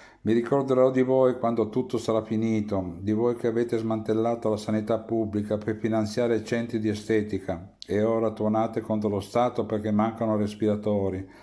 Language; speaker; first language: Italian; native; Italian